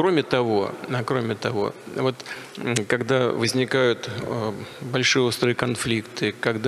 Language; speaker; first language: Russian; native; Russian